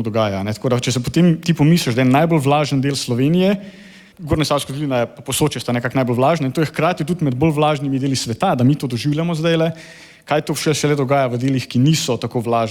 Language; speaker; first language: Slovenian; native; Slovenian